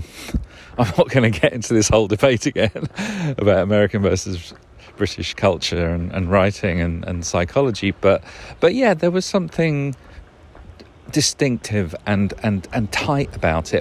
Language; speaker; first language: English; native; English